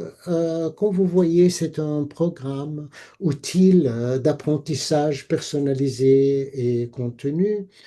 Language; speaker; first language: French; non-native, fluent; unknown